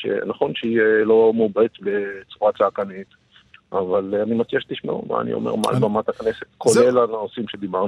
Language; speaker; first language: Hebrew; native; Hebrew